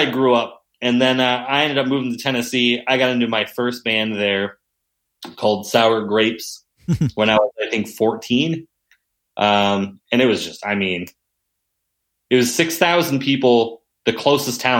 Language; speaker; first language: English; native; English